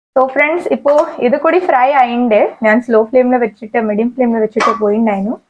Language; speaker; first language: Malayalam; native; Malayalam